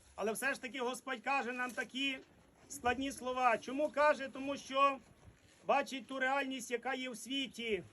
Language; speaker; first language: Ukrainian; native; Ukrainian